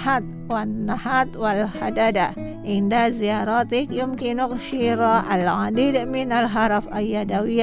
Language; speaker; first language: Arabic; non-native, fluent; Indonesian